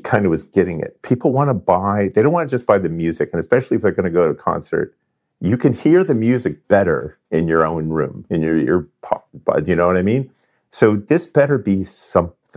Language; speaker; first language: English; native; English